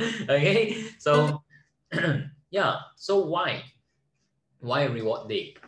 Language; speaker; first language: English; non-native, local second language; Malay